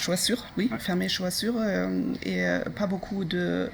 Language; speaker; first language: French; non-native, learner; German